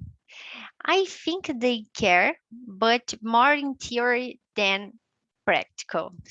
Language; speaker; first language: English; non-native, learner; Portuguese